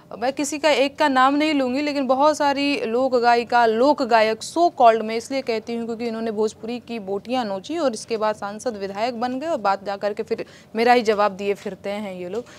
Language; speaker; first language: Hindi; non-native, local second language; Bhojpuri